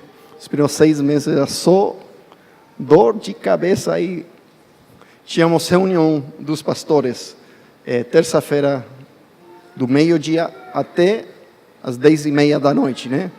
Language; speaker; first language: Portuguese; non-native, fluent; English